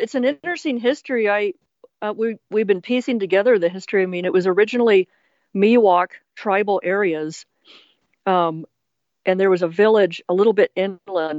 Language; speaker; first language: English; native; English